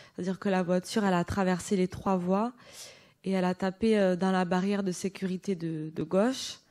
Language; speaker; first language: French; native; French